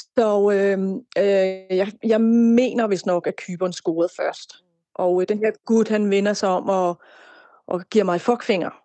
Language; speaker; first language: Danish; native; Danish